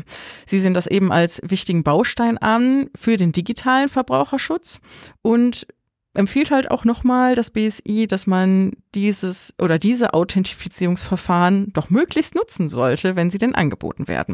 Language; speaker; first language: German; native; German